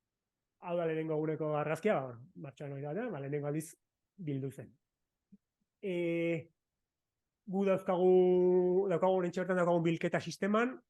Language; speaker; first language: Basque; native; Basque